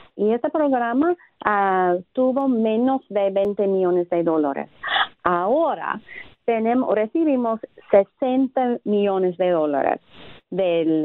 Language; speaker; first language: Spanish; non-native, fluent; English